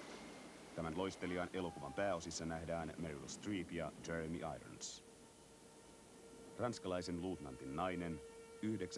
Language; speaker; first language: Finnish; native; Finnish